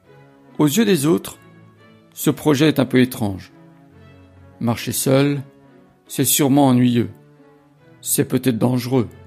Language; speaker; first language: French; native; French